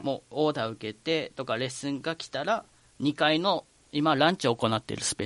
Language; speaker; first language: Japanese; native; Japanese